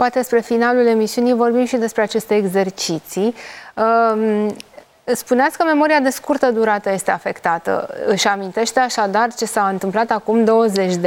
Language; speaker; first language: Romanian; native; Romanian